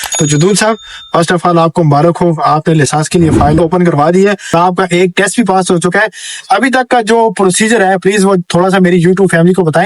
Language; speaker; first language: Urdu; non-native, local second language; Punjabi